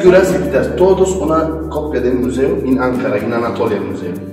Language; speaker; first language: Portuguese; non-native, learner; Turkish